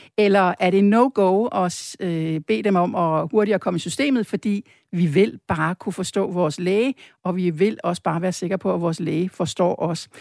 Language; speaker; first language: Danish; native; Danish